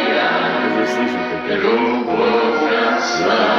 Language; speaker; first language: Russian; native; Russian